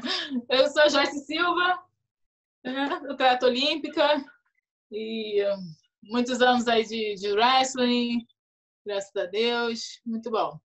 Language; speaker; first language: Portuguese; native; Portuguese